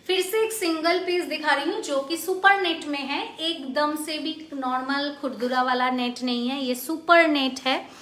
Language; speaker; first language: Hindi; non-native, local second language; Bangla